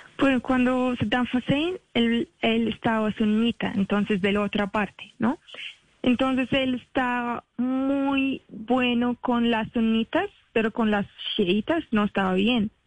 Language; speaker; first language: Spanish; non-native, learner; Arabic